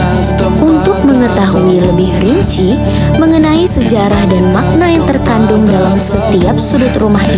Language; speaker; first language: Indonesian; native; Indonesian